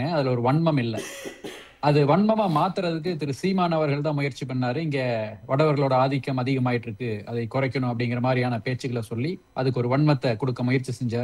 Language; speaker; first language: Tamil; native; Tamil